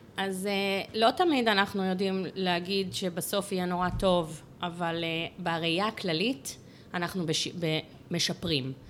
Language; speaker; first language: Hebrew; native; Hebrew